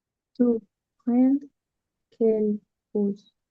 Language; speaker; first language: French; non-native, learner; Spanish